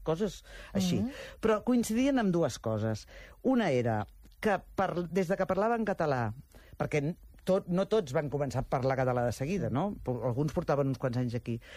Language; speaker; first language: Catalan; native; Catalan